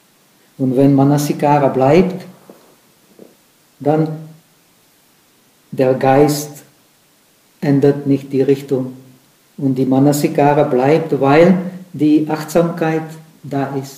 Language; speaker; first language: German; non-native, fluent; Czech